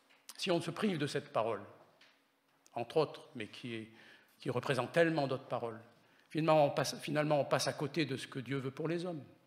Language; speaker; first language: French; native; French